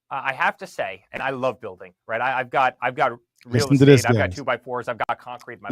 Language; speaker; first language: English; native; English